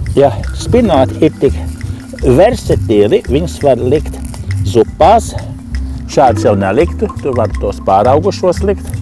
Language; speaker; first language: Latvian; early bilingual, heritage; Latvian